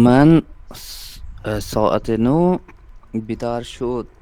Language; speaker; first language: Persian; non-native, learner; Urdu